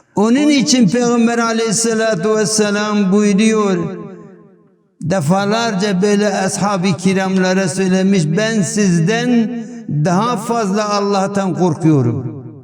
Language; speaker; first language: Turkish; non-native, local second language; Kurdish